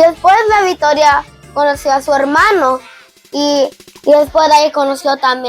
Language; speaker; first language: Spanish; early bilingual, heritage; Spanish